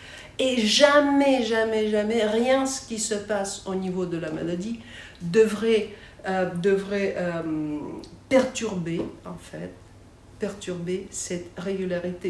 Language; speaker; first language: French; non-native, fluent; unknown